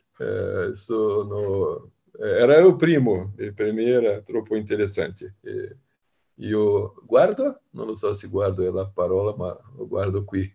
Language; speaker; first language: Italian; non-native, learner; Portuguese